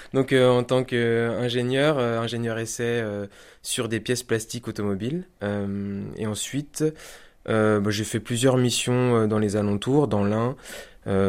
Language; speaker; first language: French; native; French